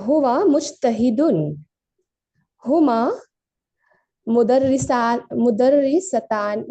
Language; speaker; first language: Arabic; non-native, learner; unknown